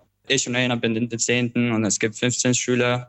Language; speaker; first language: German; non-native, learner; Albanian